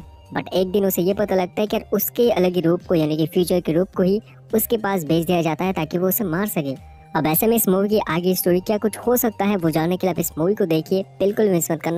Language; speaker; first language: Hindi; native; Hindi